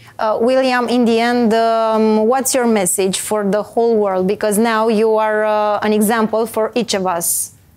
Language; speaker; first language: English; non-native, fluent; Romanian